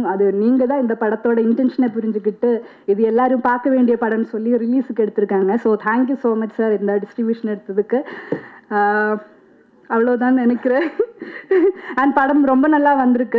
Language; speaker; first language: Tamil; non-native, fluent; Malayalam